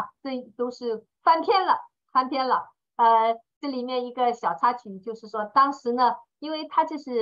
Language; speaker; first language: Chinese; native; Chinese